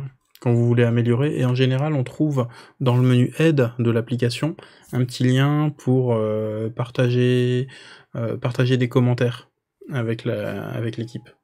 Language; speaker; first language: French; native; French